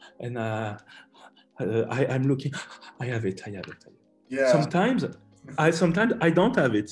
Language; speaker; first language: English; non-native, learner; French